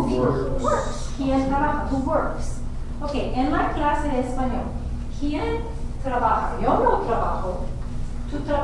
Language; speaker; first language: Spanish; non-native, fluent; English